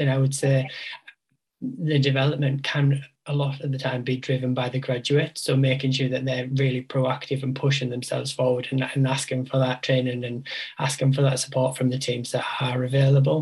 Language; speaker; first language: English; native; English